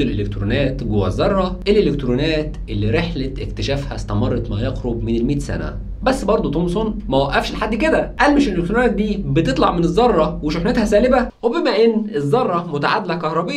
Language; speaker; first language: Arabic; native; Arabic